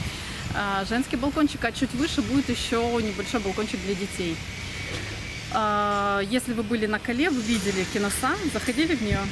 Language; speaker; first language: Russian; native; Russian